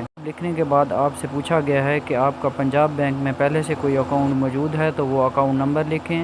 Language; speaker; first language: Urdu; non-native, local second language; Punjabi